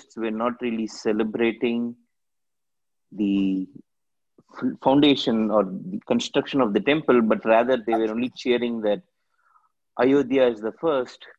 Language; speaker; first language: English; non-native, local second language; Tamil